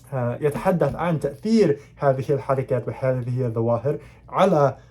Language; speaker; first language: Arabic; non-native, fluent; English